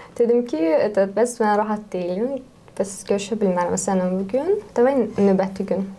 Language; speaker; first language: Azerbaijani; non-native, local second language; Lezghian